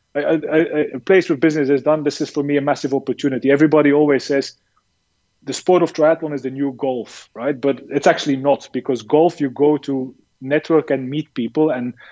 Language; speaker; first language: English; non-native, fluent; Dutch